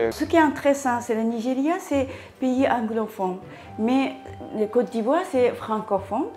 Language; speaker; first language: French; non-native, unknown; Japanese